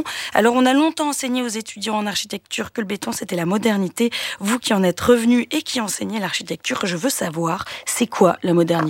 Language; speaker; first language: French; native; French